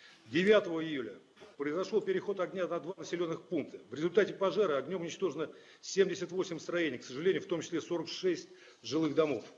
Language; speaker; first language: Russian; native; Russian